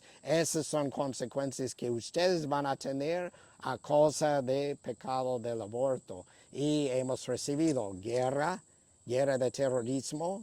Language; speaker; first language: Spanish; non-native, fluent; English